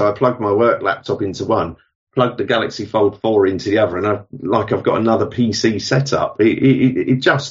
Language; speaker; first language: English; native; English